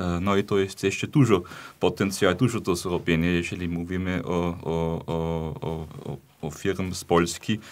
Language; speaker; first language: Polish; non-native, fluent; German